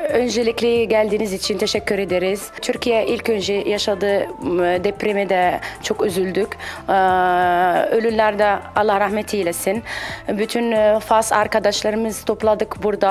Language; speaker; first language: Turkish; non-native, fluent; Arabic